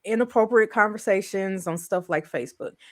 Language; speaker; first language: English; native; English